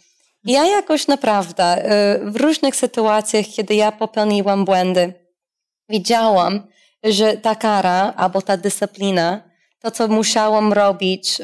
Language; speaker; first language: Polish; non-native, fluent; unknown